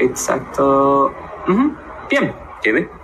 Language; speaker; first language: Spanish; non-native, fluent; English